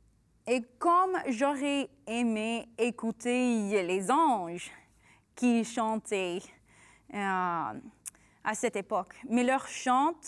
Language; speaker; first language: French; non-native, learner; English